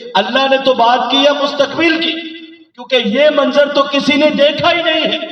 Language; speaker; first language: Urdu; non-native, local second language; Punjabi